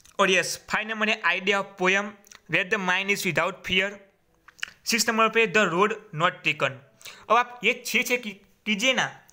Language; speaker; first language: Hindi; non-native, local second language; Gujarati